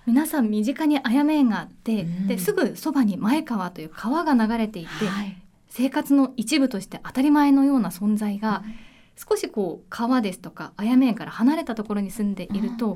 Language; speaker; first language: Japanese; native; Japanese